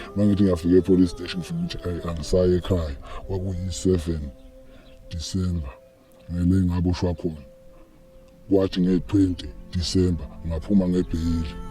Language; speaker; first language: Zulu; native; Zulu